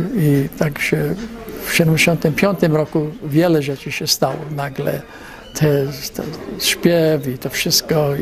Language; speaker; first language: Polish; early bilingual, heritage; Polish